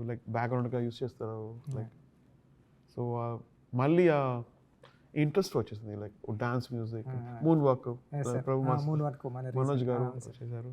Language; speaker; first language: Telugu; non-native, learner; Tamil